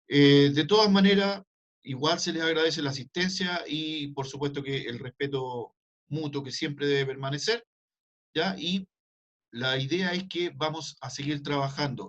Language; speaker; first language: Spanish; native; Spanish